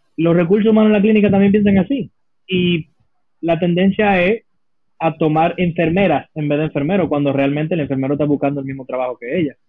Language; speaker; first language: Spanish; early bilingual, heritage; Spanish